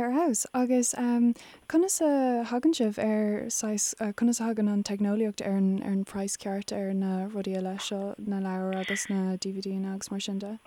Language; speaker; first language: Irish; non-native, local second language; English